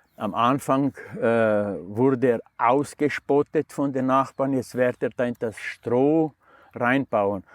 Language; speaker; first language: German; early bilingual, heritage; German